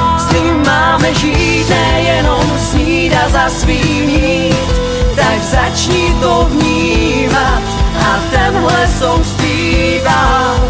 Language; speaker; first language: Czech; native; Czech